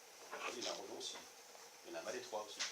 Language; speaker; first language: French; native; French